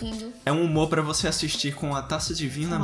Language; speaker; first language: Portuguese; native; Portuguese